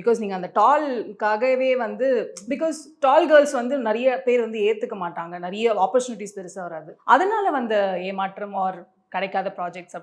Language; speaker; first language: Tamil; native; Tamil